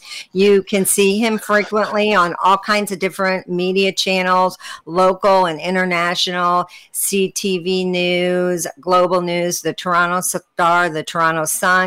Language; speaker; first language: English; native; English